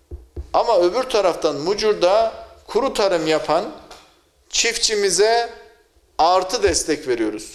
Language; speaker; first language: Turkish; native; Turkish